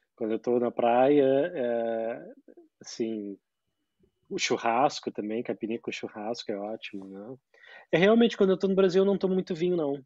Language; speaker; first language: Portuguese; native; Portuguese